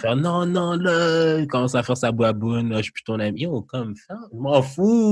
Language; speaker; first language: French; native; French